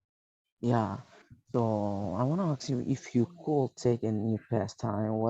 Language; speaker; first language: English; non-native, learner; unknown